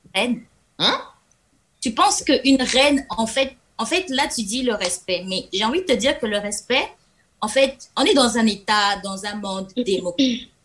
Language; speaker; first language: French; non-native, local second language; Lingala